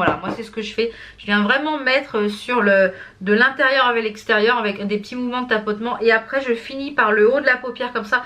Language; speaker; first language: French; native; French